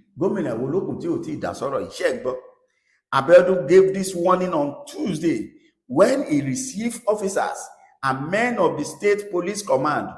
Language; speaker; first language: English; non-native, local second language; Yoruba